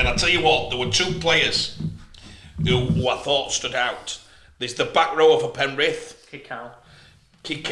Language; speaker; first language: English; native; English